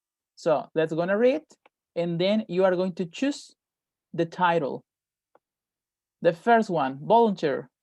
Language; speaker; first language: English; non-native, fluent; Spanish